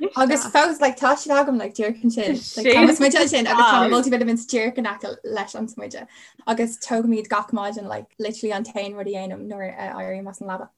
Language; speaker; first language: Irish; non-native, local second language; English